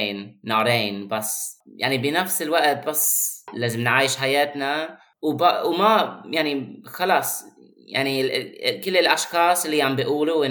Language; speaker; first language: Arabic; non-native, fluent; English